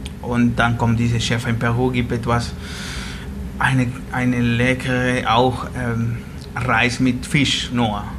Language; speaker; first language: German; non-native, learner; Spanish